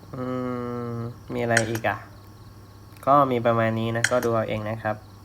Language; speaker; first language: Thai; native; Thai